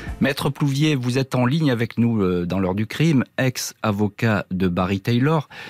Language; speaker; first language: French; native; French